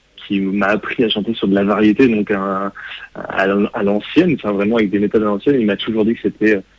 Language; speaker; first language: French; native; French